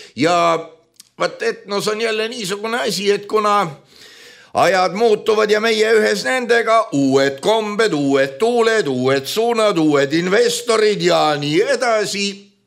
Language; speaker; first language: Estonian; native; Estonian